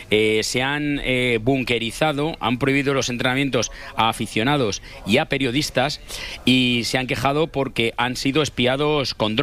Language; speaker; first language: Spanish; native; Spanish